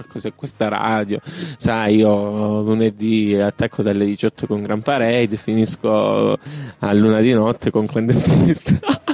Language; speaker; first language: Italian; native; Italian